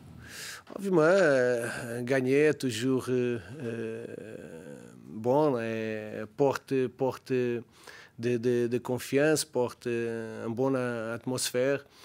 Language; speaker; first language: French; non-native, learner; Portuguese